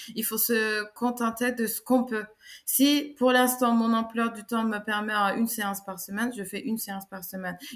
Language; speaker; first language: French; non-native, fluent; Turkish